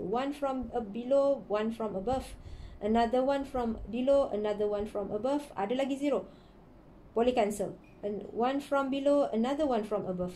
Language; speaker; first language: English; non-native, local second language; Malay